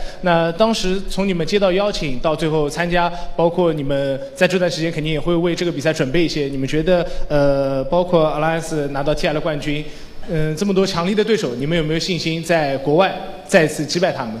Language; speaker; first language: Chinese; native; Chinese